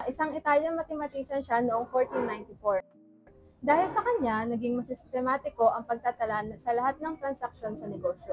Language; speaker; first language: Filipino; native; Filipino